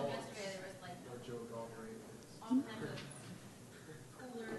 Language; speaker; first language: English; native; English